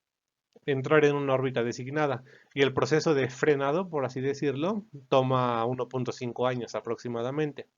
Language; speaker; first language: Spanish; native; Spanish